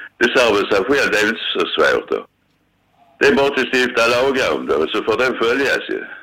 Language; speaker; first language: Swedish; native; Swedish